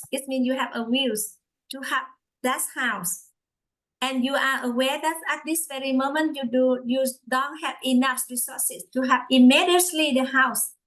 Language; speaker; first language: English; non-native, fluent; Vietnamese